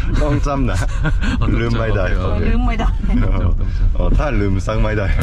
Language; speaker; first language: Thai; non-native, learner; Korean